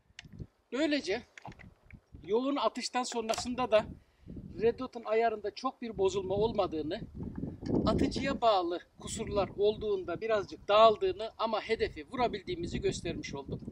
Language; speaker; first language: Turkish; native; Turkish